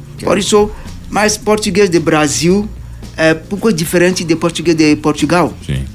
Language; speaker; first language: Portuguese; non-native, learner; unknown